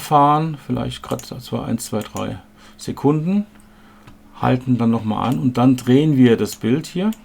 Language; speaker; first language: German; native; German